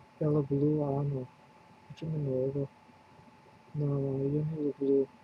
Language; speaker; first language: Russian; non-native, learner; English